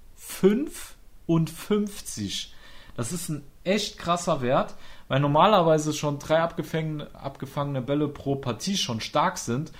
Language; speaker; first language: German; native; German